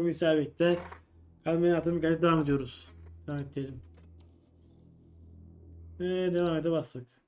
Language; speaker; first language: Turkish; native; Turkish